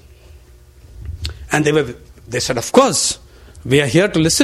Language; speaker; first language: English; non-native, local second language; Telugu